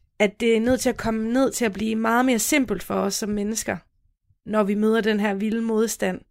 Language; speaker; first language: Danish; native; Danish